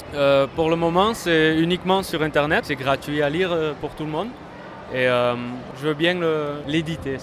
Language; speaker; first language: French; non-native, fluent; Dutch